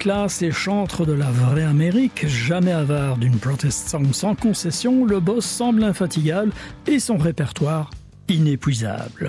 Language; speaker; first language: French; native; French